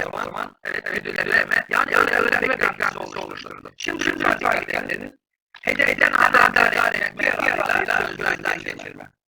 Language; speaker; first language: Turkish; native; Turkish